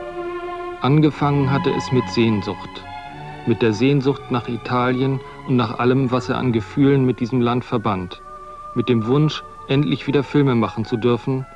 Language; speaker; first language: German; native; German